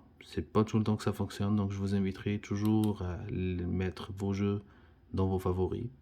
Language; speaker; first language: French; native; French